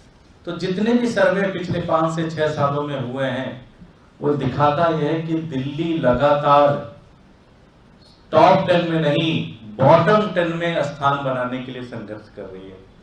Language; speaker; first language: Hindi; native; Hindi